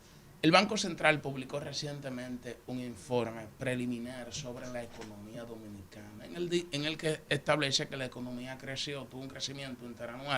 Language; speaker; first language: Spanish; native; Spanish